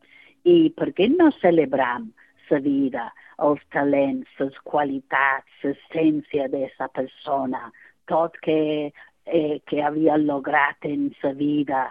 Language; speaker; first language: Catalan; non-native, fluent; English